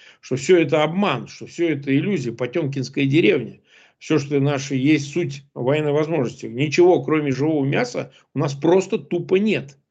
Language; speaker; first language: Russian; native; Russian